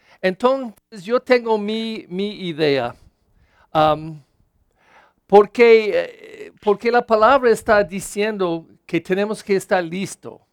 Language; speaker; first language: Spanish; non-native, learner; English